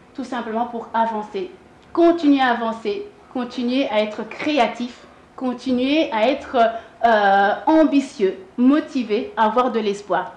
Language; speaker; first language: French; early bilingual, other home language; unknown